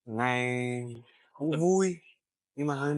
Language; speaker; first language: Vietnamese; early bilingual, heritage; Vietnamese